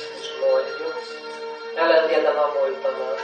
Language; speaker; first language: Hungarian; non-native, learner; Russian